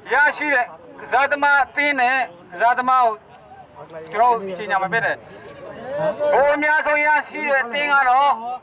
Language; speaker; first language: Burmese; non-native, local second language; Tedim Chin